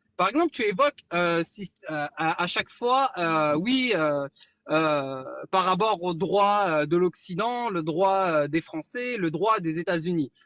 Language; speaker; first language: French; native; French